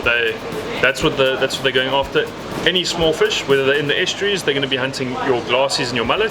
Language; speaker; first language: English; native; English